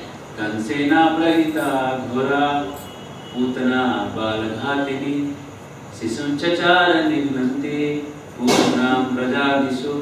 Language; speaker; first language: Hindi; native; Hindi